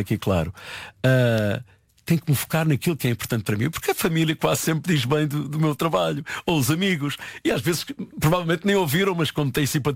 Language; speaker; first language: Portuguese; native; Portuguese